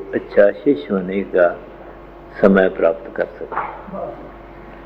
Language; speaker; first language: Hindi; non-native, local second language; Punjabi